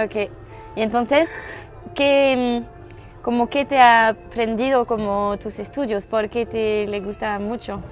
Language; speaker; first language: Spanish; non-native, learner; French